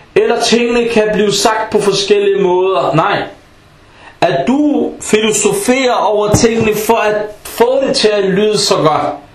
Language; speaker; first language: Danish; non-native, fluent; Arabic